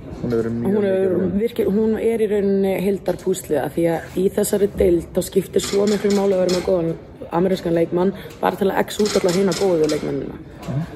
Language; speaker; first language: Icelandic; native; Icelandic